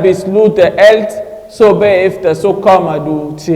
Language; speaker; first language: Swedish; non-native, fluent; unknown